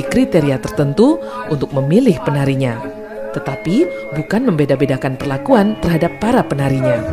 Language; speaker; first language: Indonesian; native; Indonesian